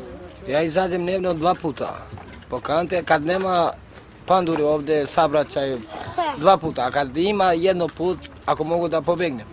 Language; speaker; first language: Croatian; non-native, local second language; Romany